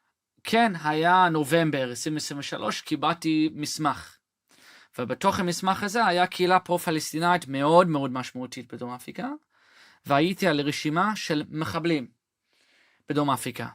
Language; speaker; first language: Hebrew; non-native, local second language; English